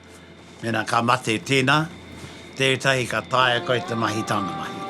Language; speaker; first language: Māori; native; Māori